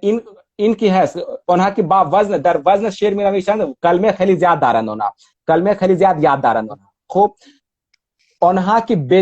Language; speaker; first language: Persian; non-native, fluent; Hindi